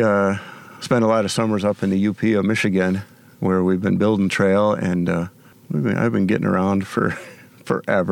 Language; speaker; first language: English; native; English